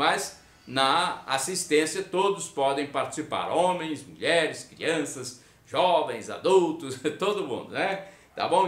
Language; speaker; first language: Portuguese; native; Portuguese